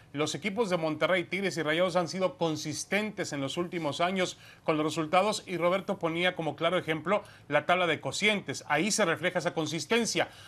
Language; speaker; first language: Spanish; native; Spanish